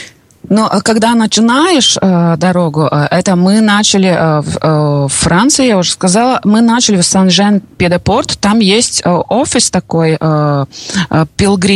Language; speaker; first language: Russian; non-native, local second language; Latvian